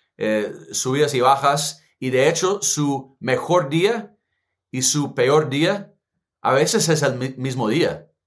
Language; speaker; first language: Spanish; non-native, fluent; English